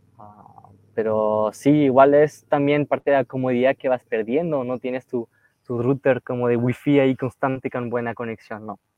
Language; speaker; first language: Spanish; non-native, fluent; French